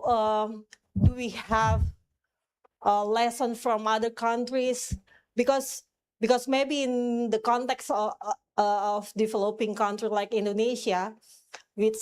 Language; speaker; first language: English; non-native, fluent; Indonesian